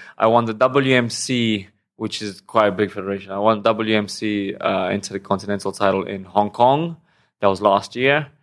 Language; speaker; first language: English; non-native, fluent; Romanian